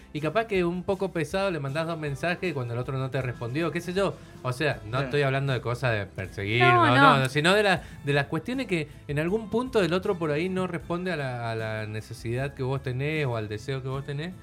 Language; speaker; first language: Spanish; native; Spanish